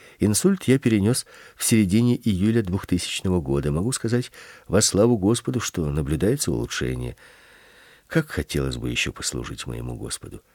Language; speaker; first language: Russian; early bilingual, other home language; Swedish